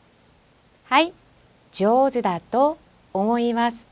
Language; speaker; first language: Japanese; non-native, fluent; Korean